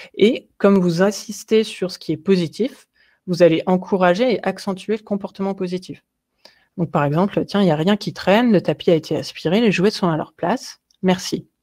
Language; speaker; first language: French; native; French